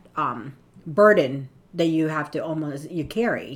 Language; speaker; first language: English; non-native, local second language; Filipino